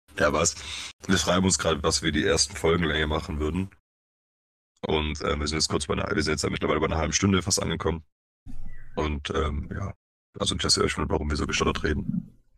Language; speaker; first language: German; early bilingual, other home language; Polish